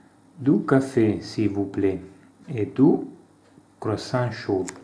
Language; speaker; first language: French; non-native, learner; Italian